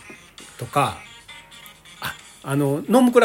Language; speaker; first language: Japanese; native; Japanese